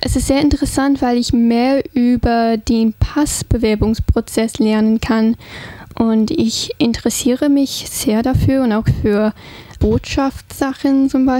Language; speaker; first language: German; non-native, fluent; English